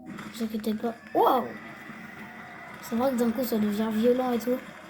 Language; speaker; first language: French; native; French